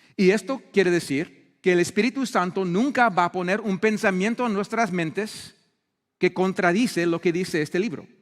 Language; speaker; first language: Spanish; non-native, fluent; English